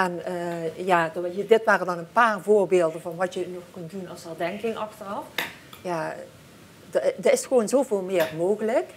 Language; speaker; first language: Dutch; native; Dutch